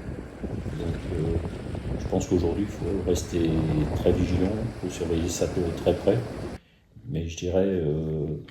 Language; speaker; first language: French; native; French